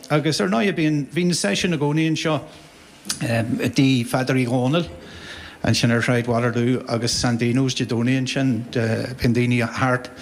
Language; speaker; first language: Irish; native; Irish